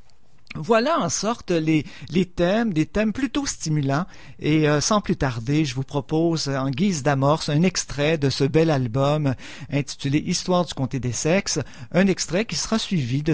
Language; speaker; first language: French; native; French